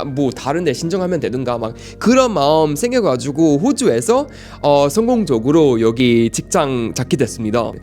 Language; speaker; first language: Korean; non-native, fluent; English